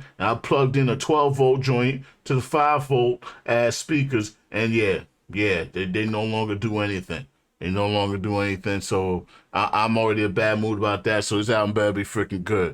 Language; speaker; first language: English; native; English